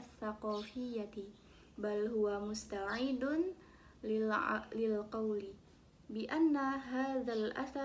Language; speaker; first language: Arabic; non-native, learner; Indonesian